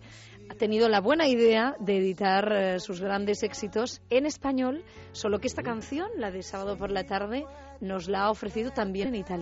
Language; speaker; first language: Spanish; native; Spanish